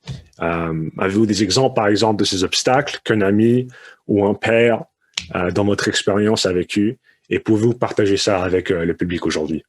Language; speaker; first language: French; early bilingual, other home language; Spanish